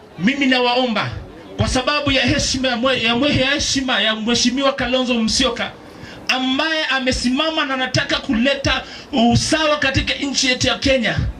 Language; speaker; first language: Swahili; native; Swahili